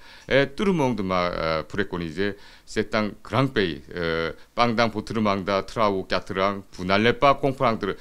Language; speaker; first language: French; non-native, fluent; Korean